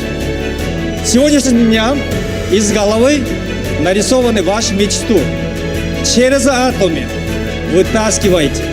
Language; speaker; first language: Russian; non-native, learner; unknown